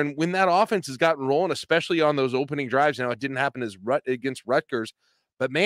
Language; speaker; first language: English; native; English